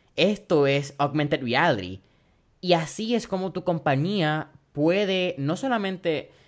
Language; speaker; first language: Spanish; early bilingual, heritage; Spanish